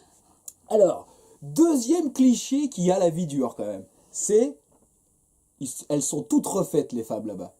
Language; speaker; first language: French; native; French